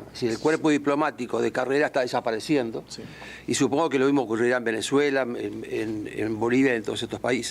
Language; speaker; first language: Spanish; native; Spanish